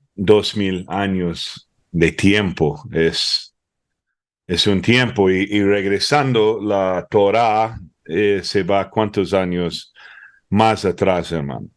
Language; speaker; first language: Spanish; early bilingual, heritage; Spanish